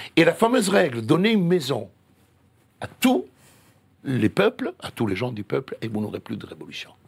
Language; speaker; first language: French; non-native, fluent; Italian